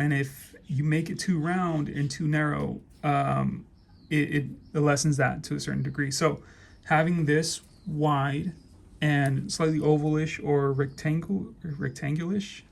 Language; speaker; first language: English; native; English